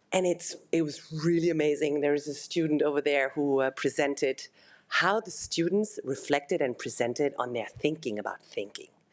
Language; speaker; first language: English; non-native, fluent; German